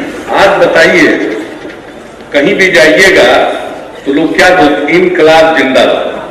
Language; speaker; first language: Hindi; native; Hindi